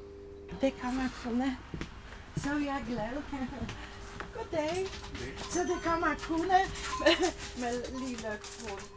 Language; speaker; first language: Danish; non-native, learner; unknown